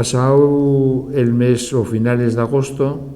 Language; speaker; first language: Spanish; native; Spanish